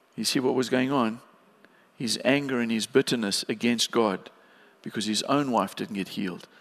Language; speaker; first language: English; native; English